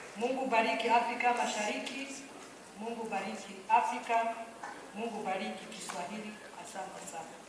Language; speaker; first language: Swahili; non-native, local second language; Rundi